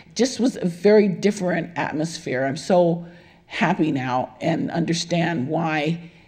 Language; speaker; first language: English; native; English